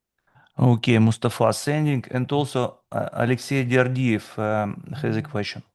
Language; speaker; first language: English; non-native, fluent; Russian